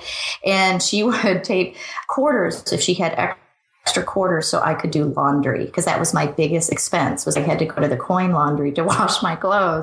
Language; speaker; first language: English; native; English